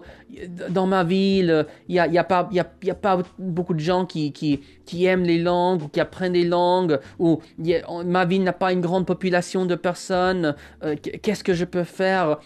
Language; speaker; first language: French; non-native, fluent; English